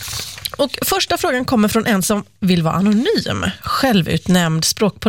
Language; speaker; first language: Swedish; native; Swedish